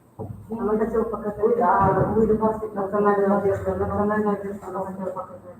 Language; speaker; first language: Russian; non-native, local second language; Kazakh